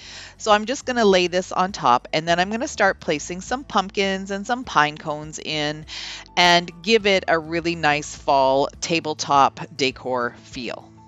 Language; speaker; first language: English; native; English